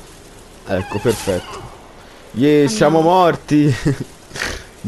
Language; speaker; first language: Italian; native; Italian